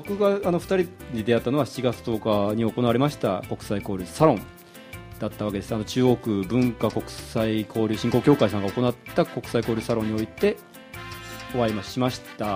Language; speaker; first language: Japanese; native; Japanese